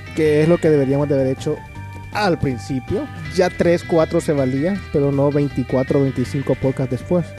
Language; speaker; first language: Spanish; native; Spanish